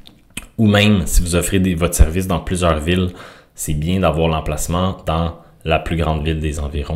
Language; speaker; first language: French; native; French